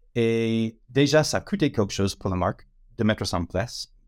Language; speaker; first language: French; non-native, fluent; English